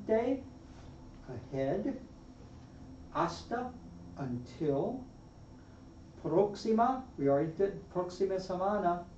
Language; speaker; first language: Spanish; non-native, fluent; English